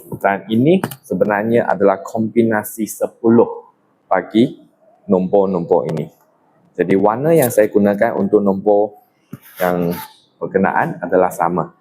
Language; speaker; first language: Malay; non-native, local second language; Chinese